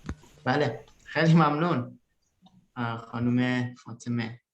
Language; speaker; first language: Persian; early bilingual, other home language; Indonesian